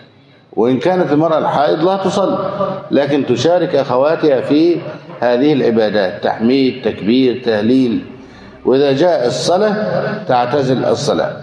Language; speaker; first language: Arabic; native; Arabic